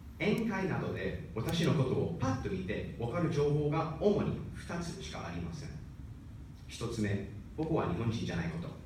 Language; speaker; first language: Japanese; non-native, fluent; English